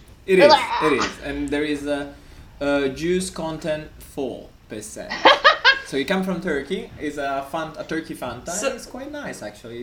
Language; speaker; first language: English; non-native, fluent; Italian